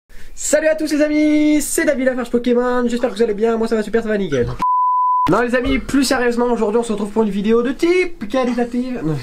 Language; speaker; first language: French; native; French